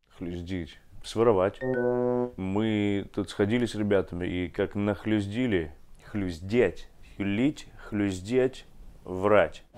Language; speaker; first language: Russian; non-native, fluent; English